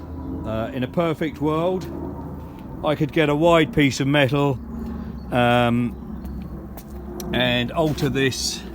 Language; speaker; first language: English; native; English